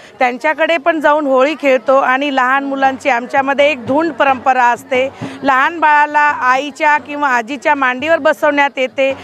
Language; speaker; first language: Marathi; non-native, local second language; Lambadi